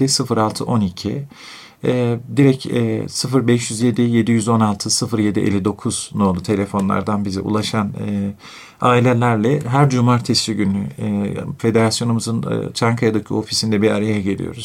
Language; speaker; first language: Turkish; native; Turkish